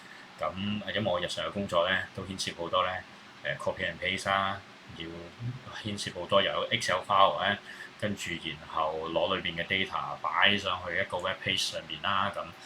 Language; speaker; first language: Cantonese; native; Cantonese